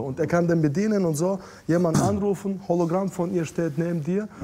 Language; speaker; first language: German; non-native, fluent; Russian